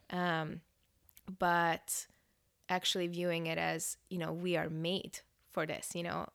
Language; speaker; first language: English; early bilingual, other home language; Hungarian